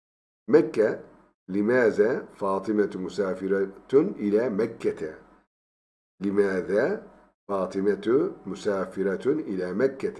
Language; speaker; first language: Arabic; non-native, fluent; Turkish